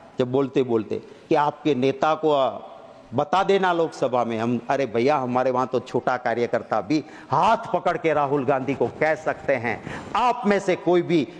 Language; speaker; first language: Hindi; non-native, local second language; Gujarati